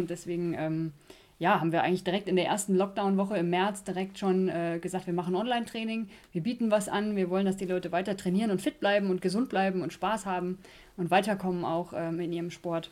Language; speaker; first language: German; native; German